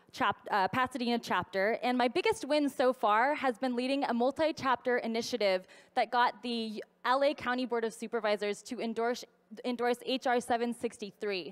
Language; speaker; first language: English; native; English